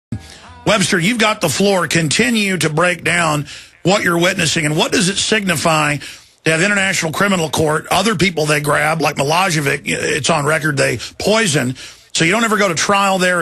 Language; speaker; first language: English; native; English